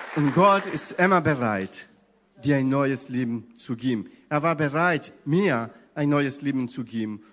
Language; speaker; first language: German; non-native, fluent; Spanish